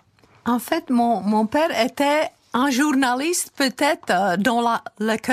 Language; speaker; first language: French; non-native, fluent; Czech